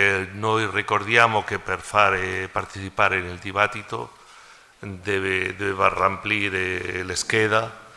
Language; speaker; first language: Italian; non-native, learner; Spanish